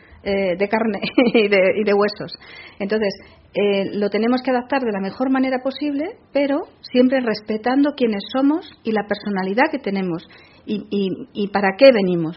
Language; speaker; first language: Spanish; native; Spanish